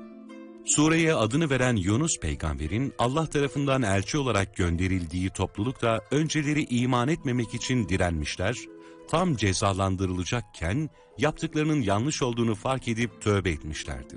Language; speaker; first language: Turkish; native; Turkish